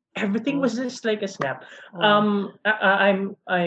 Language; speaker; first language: English; non-native, local second language; Filipino